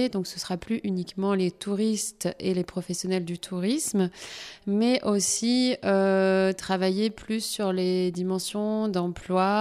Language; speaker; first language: French; native; French